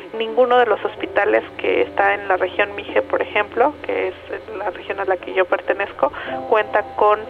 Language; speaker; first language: Spanish; non-native, local second language; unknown